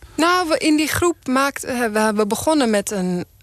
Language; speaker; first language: Dutch; native; Dutch